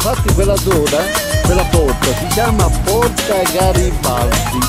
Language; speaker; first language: Italian; native; Italian